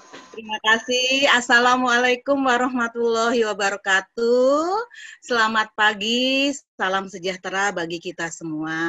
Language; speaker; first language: Indonesian; native; Indonesian